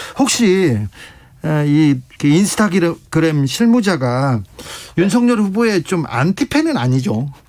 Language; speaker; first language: Korean; native; Korean